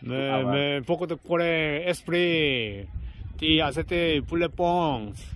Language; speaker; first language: French; non-native, learner; Korean